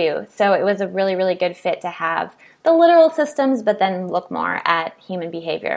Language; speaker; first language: English; native; English